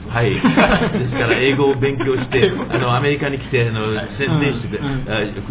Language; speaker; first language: Japanese; early bilingual, heritage; English